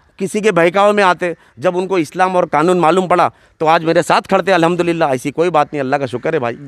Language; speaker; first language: Hindi; native; Hindi